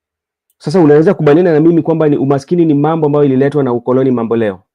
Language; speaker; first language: Swahili; non-native, local second language; Luo (Kenya and Tanzania)